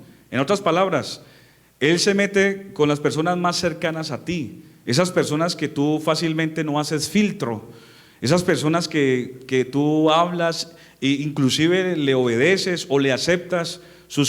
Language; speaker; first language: Spanish; native; Spanish